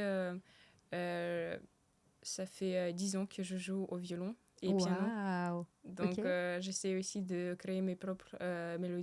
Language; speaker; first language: French; early bilingual, other home language; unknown